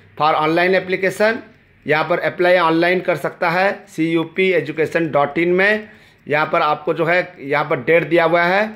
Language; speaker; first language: Hindi; native; Hindi